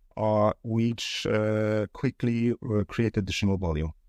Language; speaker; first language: English; non-native, fluent; Polish